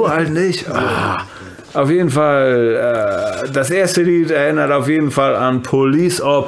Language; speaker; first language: German; native; German